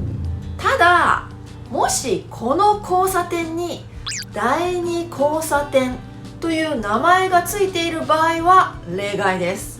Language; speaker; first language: Japanese; native; Japanese